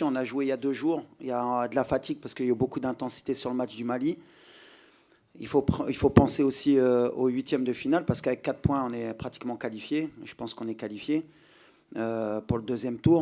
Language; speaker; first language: French; native; French